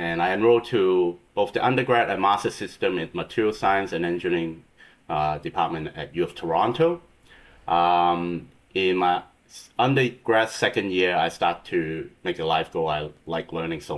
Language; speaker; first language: English; non-native, local second language; Cantonese